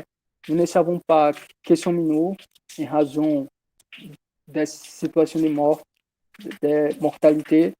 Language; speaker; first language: French; non-native, learner; Portuguese